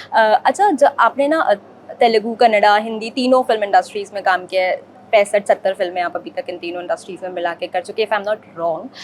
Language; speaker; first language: Hindi; native; Hindi